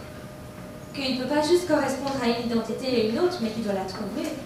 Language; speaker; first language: French; native; French